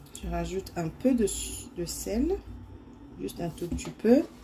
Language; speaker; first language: French; non-native, local second language; Lingala